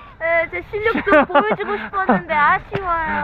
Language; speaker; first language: Korean; non-native, fluent; Filipino